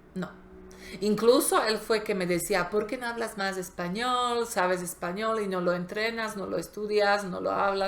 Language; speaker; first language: Spanish; non-native, fluent; Slovak